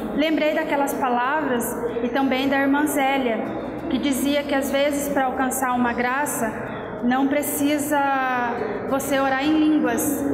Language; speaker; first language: Portuguese; native; Portuguese